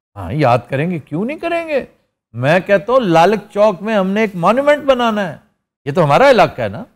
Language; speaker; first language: Urdu; non-native, local second language; Punjabi